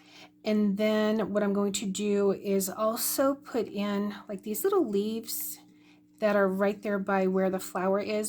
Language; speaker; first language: English; native; English